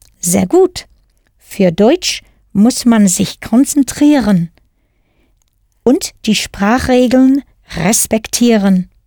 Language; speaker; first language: German; non-native, fluent; English